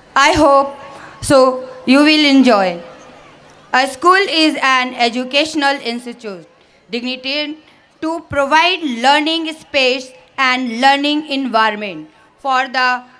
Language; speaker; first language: English; non-native, local second language; Hindi